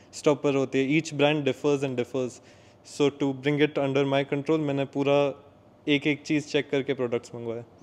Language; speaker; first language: Hindi; early bilingual, heritage; Hindi